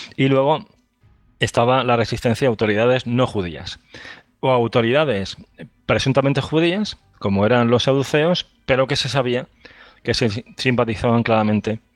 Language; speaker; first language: Spanish; native; Spanish